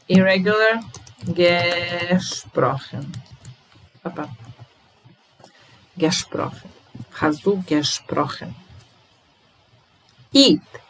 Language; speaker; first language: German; non-native, fluent; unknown